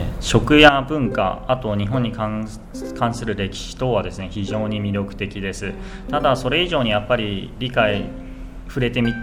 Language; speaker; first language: Japanese; native; Japanese